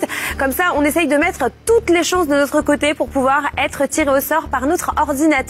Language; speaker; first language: French; native; French